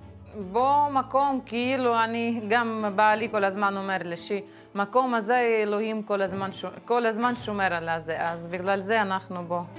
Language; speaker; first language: Hebrew; non-native, fluent; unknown